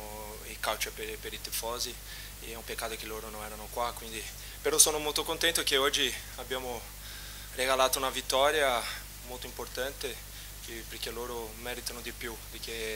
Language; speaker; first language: Italian; non-native, fluent; Portuguese